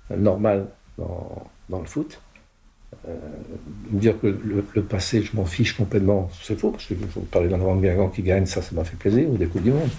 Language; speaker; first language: French; non-native, local second language; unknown